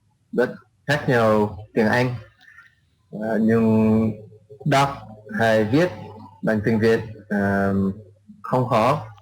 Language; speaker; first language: Vietnamese; non-native, learner; English